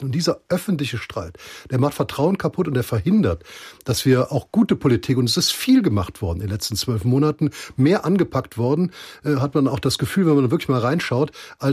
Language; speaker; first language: German; native; German